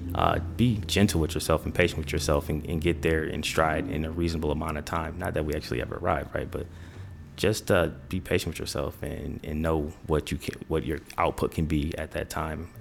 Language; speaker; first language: English; native; English